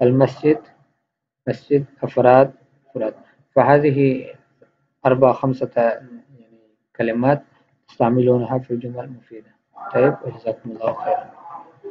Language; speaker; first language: Arabic; non-native, fluent; Urdu